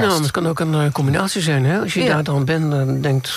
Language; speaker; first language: Dutch; native; Dutch